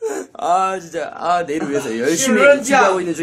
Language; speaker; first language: Korean; native; Korean